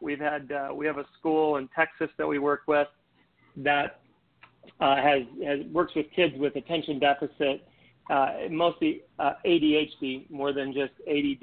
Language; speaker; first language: English; native; English